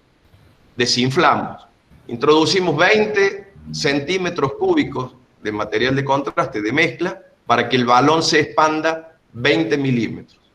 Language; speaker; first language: Spanish; native; Spanish